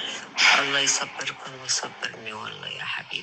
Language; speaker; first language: Arabic; native; Arabic